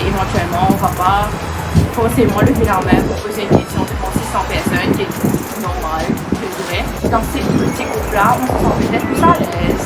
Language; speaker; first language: French; non-native, local second language; Morisyen